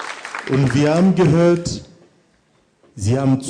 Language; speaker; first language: German; non-native, fluent; French